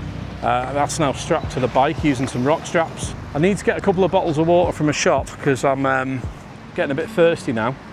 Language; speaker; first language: English; native; English